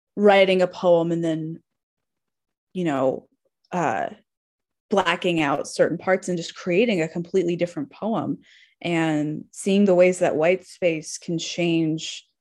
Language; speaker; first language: English; native; English